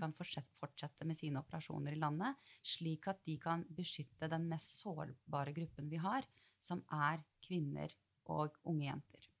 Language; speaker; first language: Norwegian; early bilingual, other home language; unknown